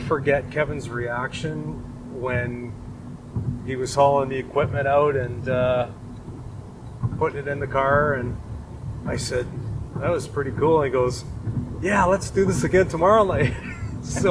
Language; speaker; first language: English; native; English